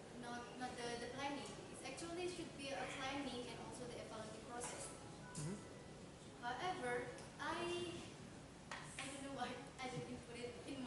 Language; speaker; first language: English; non-native, fluent; Indonesian